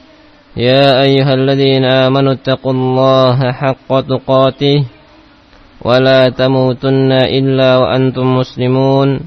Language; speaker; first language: Arabic; non-native, fluent; Indonesian